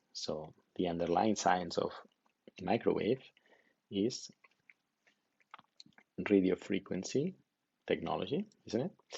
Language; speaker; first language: English; non-native, fluent; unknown